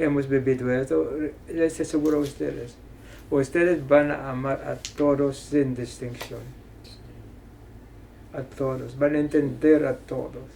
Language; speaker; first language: Spanish; non-native, fluent; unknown